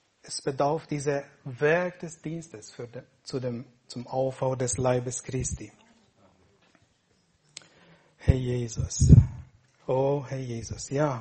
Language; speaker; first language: German; non-native, fluent; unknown